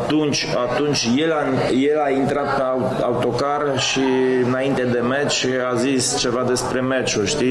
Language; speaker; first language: Romanian; non-native, fluent; Polish